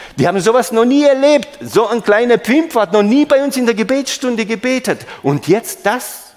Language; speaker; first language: German; non-native, fluent; Romanian